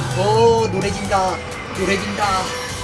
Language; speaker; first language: Korean; native; Korean